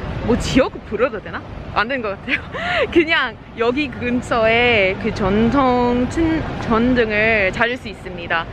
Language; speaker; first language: Korean; non-native, learner; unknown